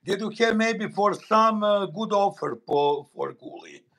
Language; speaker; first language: English; non-native, learner; Bosnian